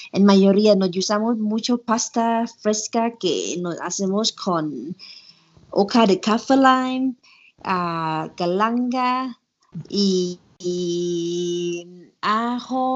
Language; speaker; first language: Spanish; non-native, learner; Thai